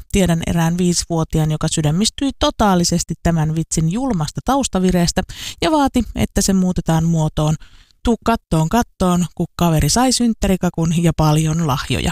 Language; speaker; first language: Finnish; native; Finnish